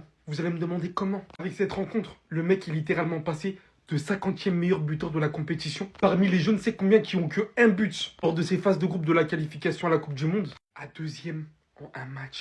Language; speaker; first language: French; native; French